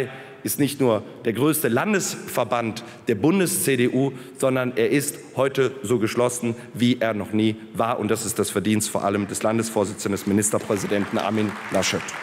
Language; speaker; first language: German; early bilingual, other home language; Polish